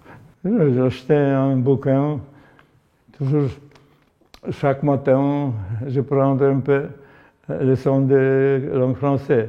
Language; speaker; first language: French; non-native, learner; Polish